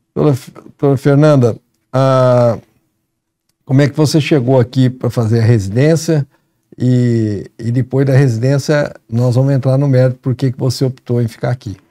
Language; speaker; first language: Portuguese; native; Portuguese